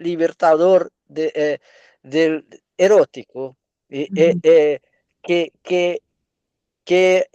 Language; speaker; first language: Spanish; non-native, fluent; Portuguese